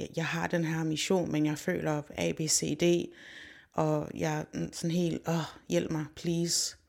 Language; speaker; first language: Danish; early bilingual, other home language; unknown